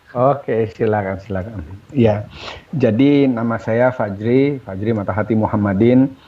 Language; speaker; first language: Indonesian; native; Indonesian